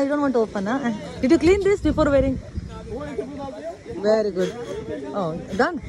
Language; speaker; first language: English; non-native, fluent; Nepali